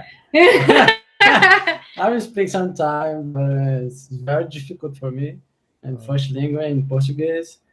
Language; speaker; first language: English; non-native, learner; Portuguese